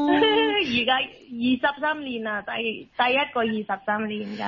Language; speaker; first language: Cantonese; non-native, learner; Indonesian